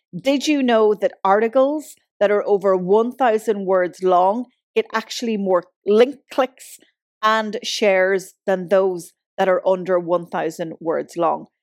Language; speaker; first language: English; native; English